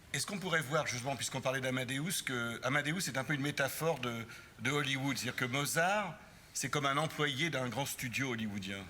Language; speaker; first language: French; native; French